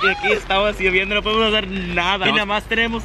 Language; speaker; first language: Spanish; native; Spanish